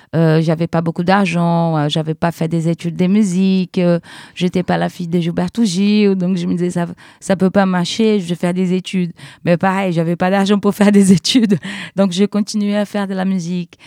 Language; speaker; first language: French; non-native, fluent; Portuguese